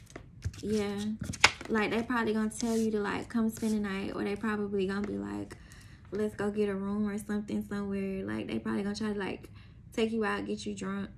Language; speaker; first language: English; native; English